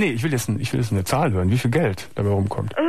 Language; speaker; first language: German; native; German